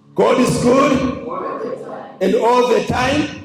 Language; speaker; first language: English; non-native, local second language; Swahili